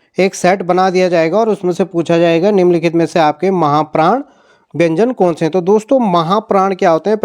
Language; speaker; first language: Hindi; native; Hindi